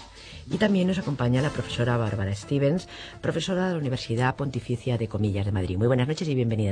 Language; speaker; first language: Spanish; native; Spanish